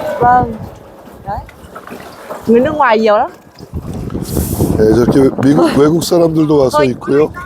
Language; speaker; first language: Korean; non-native, learner; Vietnamese